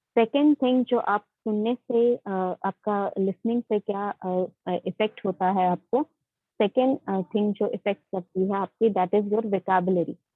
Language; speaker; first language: Hindi; native; Hindi